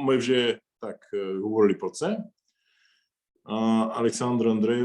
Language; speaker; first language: Ukrainian; non-native, fluent; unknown